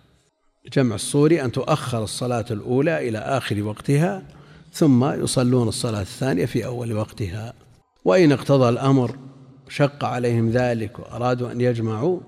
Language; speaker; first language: Arabic; native; Arabic